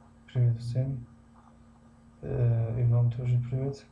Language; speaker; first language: Russian; non-native, learner; Persian